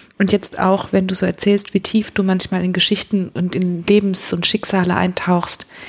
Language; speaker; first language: German; native; German